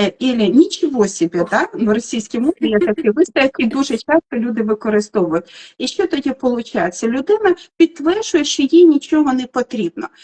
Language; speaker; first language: Ukrainian; non-native, local second language; Russian